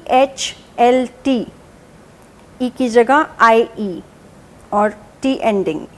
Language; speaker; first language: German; non-native, fluent; Hindi